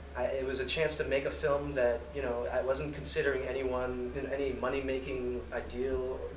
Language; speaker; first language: English; native; English